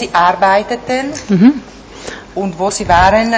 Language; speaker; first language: German; non-native, fluent; Italian